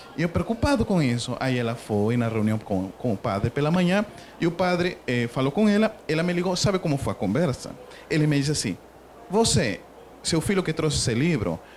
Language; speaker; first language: Portuguese; non-native, fluent; Spanish